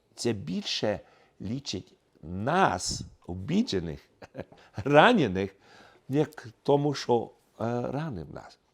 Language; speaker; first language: Ukrainian; early bilingual, heritage; Ukrainian